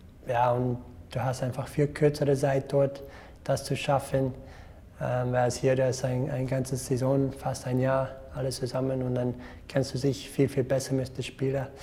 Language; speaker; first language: German; non-native, fluent; English